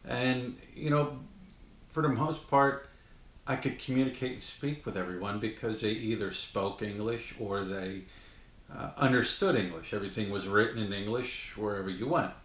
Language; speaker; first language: English; native; English